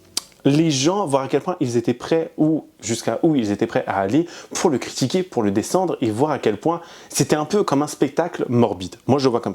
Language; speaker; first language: French; native; French